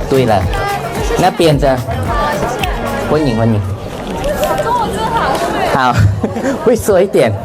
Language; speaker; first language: Chinese; non-native, learner; Thai